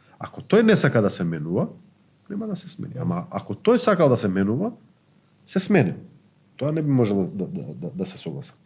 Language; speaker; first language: Macedonian; non-native, local second language; Bosnian